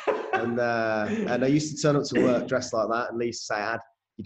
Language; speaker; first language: English; native; English